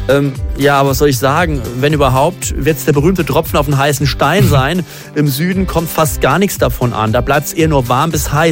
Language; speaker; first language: German; native; German